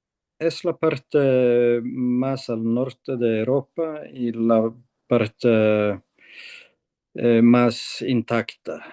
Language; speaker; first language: Spanish; non-native, fluent; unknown